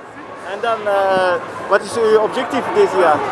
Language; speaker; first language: Dutch; non-native, learner; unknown